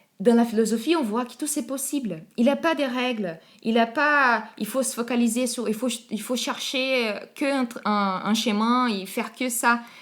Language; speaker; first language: French; non-native, fluent; Portuguese